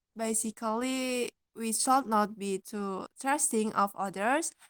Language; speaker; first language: English; non-native, learner; Indonesian